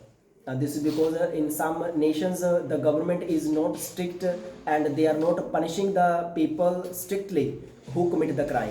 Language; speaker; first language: English; non-native, fluent; Punjabi